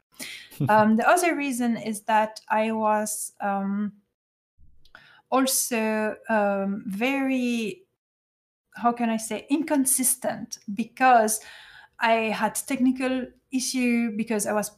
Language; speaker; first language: English; non-native, fluent; French